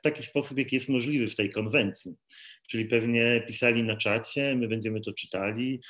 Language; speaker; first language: Polish; native; Polish